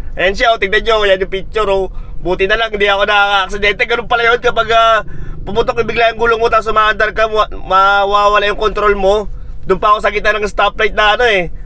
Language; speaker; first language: Filipino; native; Filipino